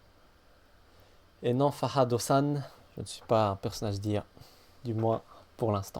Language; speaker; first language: French; native; French